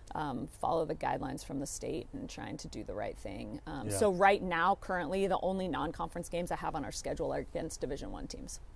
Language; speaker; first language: English; native; English